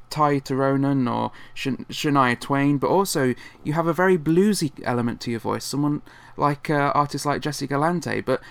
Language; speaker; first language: English; native; English